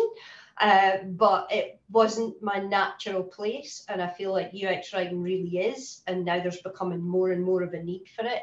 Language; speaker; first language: English; native; English